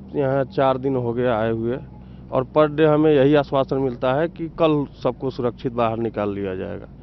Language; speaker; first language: Hindi; native; Hindi